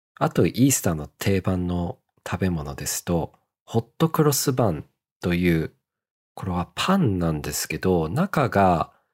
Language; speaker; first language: Japanese; early bilingual, heritage; Japanese